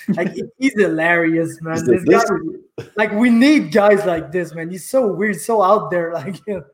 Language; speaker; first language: English; native; English